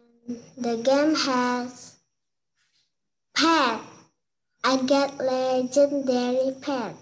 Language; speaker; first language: English; non-native, learner; Indonesian